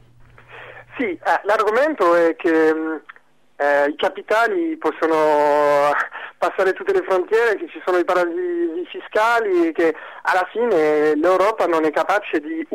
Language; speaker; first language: Italian; non-native, fluent; French